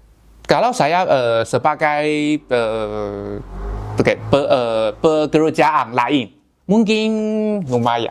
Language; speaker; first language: Indonesian; non-native, learner; Chinese